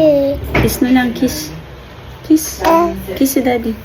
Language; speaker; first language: Filipino; native; Filipino